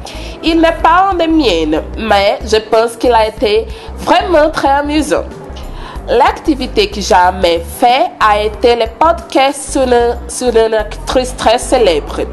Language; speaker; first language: French; non-native, learner; Portuguese